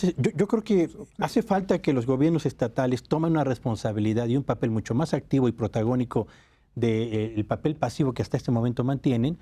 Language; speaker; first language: Spanish; native; Spanish